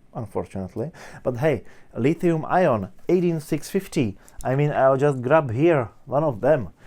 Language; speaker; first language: English; non-native, fluent; Czech